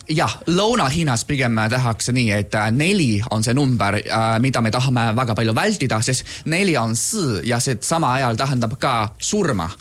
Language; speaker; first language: Estonian; non-native, fluent; Chinese